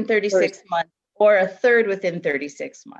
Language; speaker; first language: English; native; English